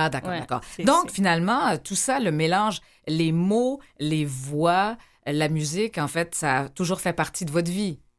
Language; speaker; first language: French; native; French